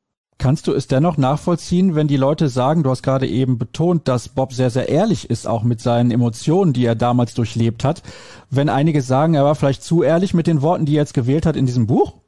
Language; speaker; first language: German; native; German